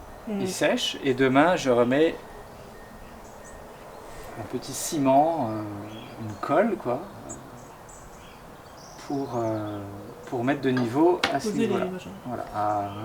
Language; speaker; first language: French; native; French